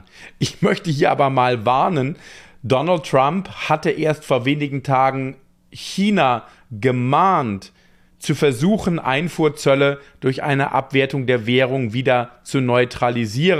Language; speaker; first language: German; native; German